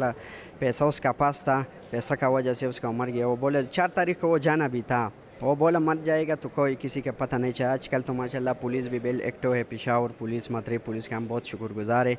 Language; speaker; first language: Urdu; non-native, local second language; Pashto